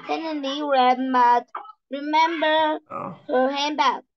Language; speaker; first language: English; non-native, learner; Vietnamese